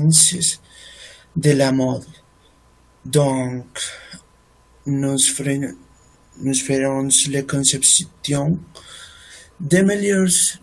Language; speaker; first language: French; non-native, learner; Spanish